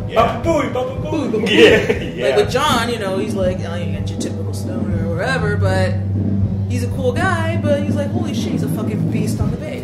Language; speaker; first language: English; native; English